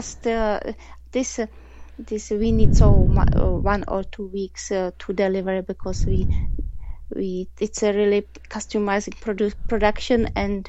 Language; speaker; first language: English; non-native, learner; Czech